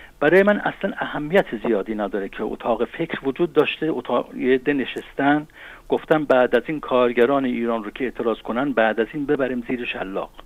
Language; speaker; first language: Persian; non-native, local second language; Azerbaijani